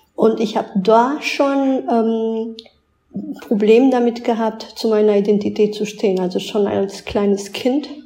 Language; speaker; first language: German; early bilingual, other home language; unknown